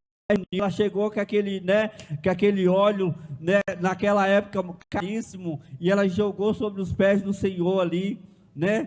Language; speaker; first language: Portuguese; native; Portuguese